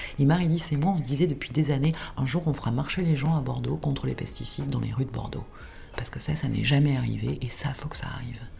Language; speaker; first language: French; native; French